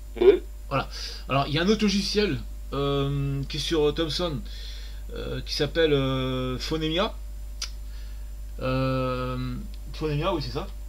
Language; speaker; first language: French; native; French